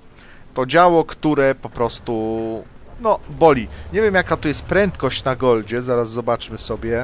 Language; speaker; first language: Polish; native; Polish